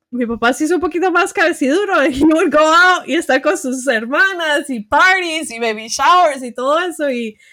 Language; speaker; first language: Spanish; early bilingual, heritage; Spanish